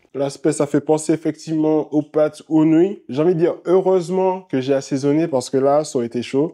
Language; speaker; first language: French; native; French